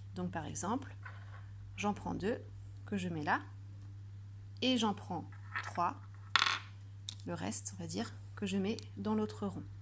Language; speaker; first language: French; native; French